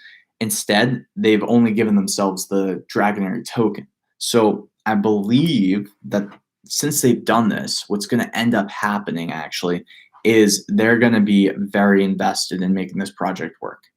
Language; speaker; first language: English; native; English